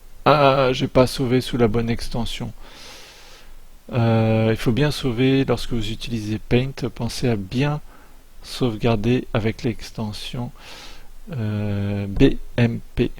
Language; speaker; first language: French; native; French